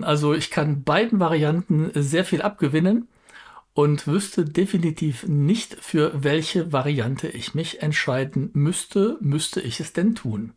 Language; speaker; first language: German; native; German